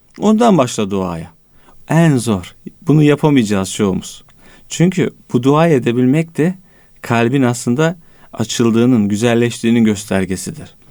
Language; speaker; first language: Turkish; native; Turkish